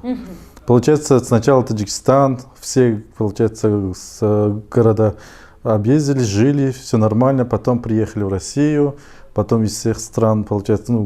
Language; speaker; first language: Russian; non-native, fluent; Tajik